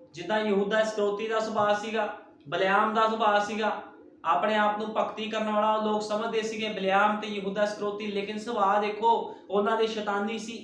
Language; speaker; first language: Hindi; non-native, local second language; Punjabi